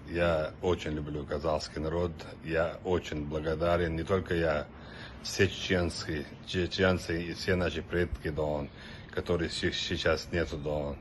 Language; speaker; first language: Russian; non-native, local second language; Chechen